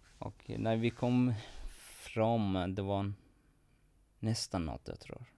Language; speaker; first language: Swedish; non-native, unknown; Persian